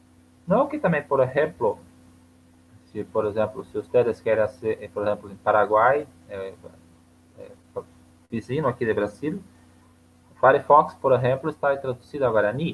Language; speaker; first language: Spanish; non-native, learner; Portuguese